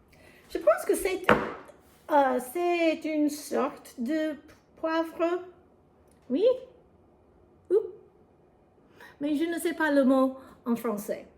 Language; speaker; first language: French; non-native, learner; English